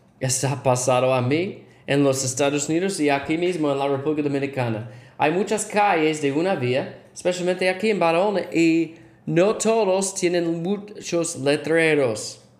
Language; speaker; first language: Spanish; non-native, learner; English